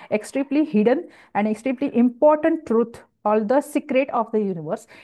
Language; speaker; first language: English; non-native, local second language; Marathi